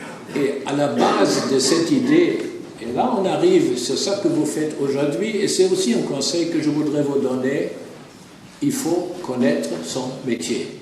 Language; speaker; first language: French; non-native, fluent; German